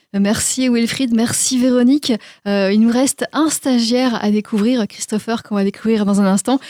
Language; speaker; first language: French; native; French